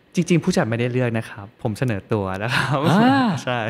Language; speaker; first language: Thai; native; Thai